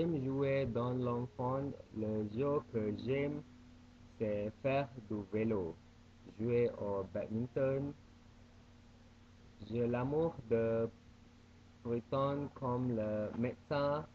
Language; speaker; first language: French; non-native, learner; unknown